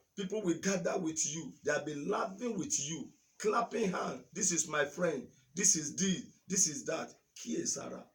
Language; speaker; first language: English; non-native, local second language; Yoruba